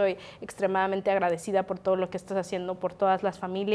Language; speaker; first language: Spanish; native; Spanish